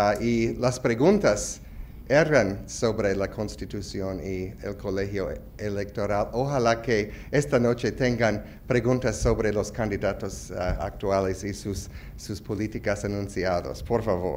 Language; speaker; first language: Spanish; non-native, fluent; English